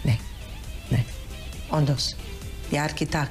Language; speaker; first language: Greek; early bilingual, heritage; English